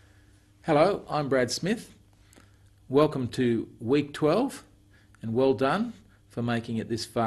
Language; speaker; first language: English; native; English